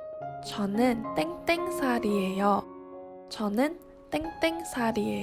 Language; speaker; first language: Korean; non-native, fluent; Chinese